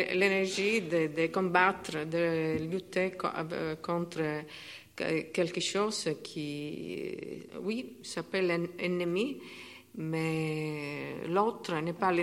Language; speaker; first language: French; non-native, learner; Italian